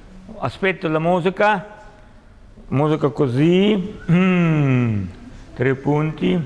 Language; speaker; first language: Italian; non-native, learner; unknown